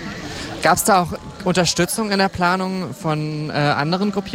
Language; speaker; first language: German; native; German